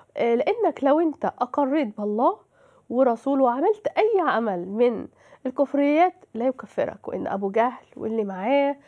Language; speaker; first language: Arabic; native; Arabic